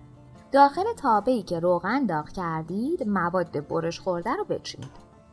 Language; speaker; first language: Persian; native; Persian